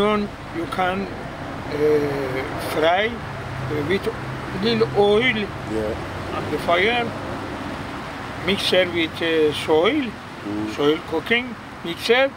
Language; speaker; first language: English; non-native, learner; Persian